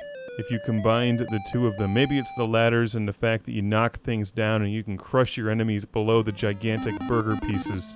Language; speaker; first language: English; native; English